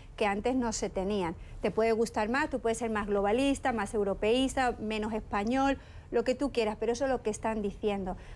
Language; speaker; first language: Spanish; native; Spanish